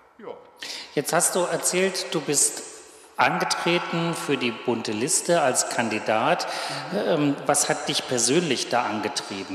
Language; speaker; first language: German; native; German